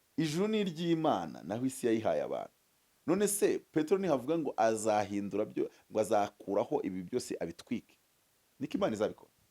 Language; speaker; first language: Kinyarwanda; early bilingual, heritage; Kinyarwanda